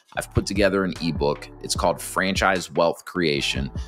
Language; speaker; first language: English; native; English